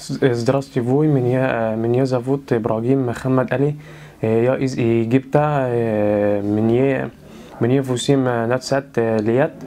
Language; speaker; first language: Russian; non-native, learner; Arabic